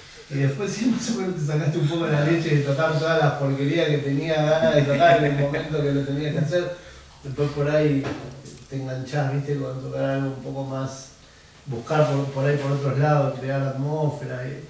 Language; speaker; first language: Spanish; native; Spanish